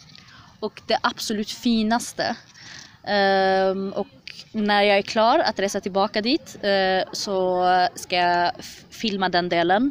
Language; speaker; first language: Swedish; early bilingual, other home language; Kurdish